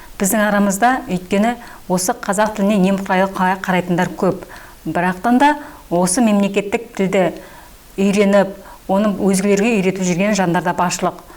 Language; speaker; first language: Kazakh; native; Kazakh